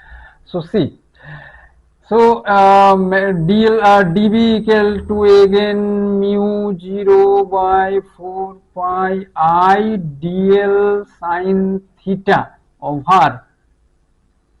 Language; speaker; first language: English; non-native, local second language; Hindi